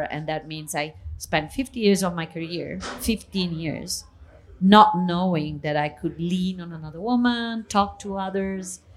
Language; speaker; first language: English; non-native, fluent; Italian